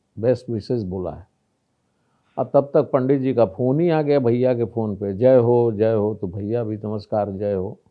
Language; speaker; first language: Hindi; native; Hindi